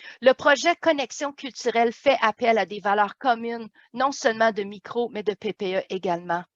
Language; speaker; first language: French; native; French